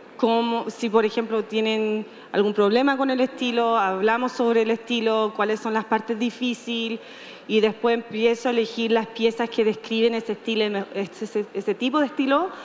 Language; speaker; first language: Spanish; native; Spanish